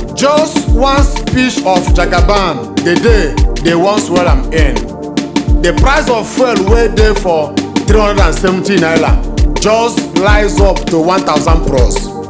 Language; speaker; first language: Nigerian Pidgin; native; Nigerian Pidgin